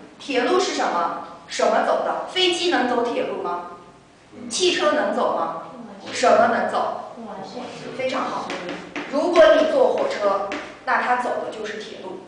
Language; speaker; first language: Chinese; native; Chinese